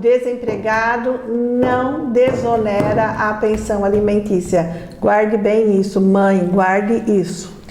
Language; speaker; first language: Portuguese; native; Portuguese